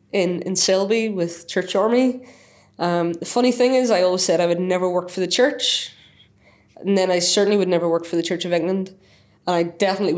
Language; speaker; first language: English; native; English